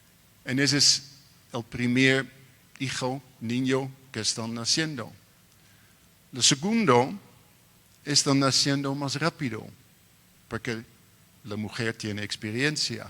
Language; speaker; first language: Spanish; non-native, learner; Dutch